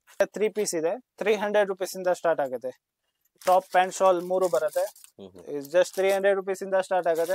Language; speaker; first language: Kannada; non-native, local second language; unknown